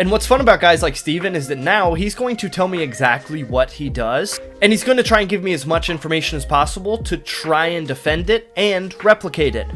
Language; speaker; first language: English; native; English